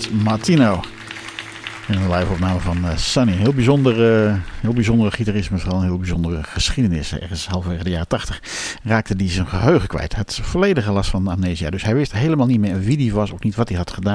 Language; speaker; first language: Dutch; native; Dutch